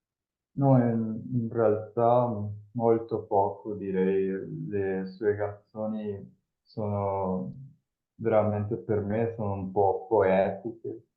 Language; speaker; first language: Italian; non-native, fluent; Spanish